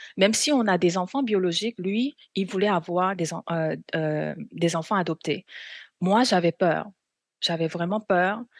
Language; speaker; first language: French; non-native, fluent; Korean